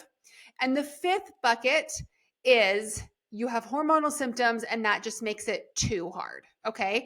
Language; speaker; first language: English; native; English